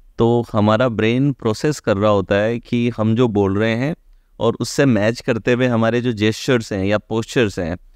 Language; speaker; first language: Hindi; native; Hindi